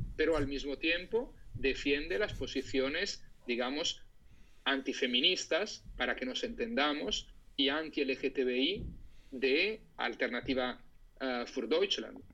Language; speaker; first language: Spanish; non-native, fluent; Italian